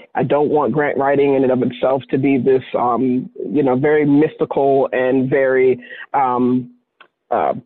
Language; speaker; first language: English; native; English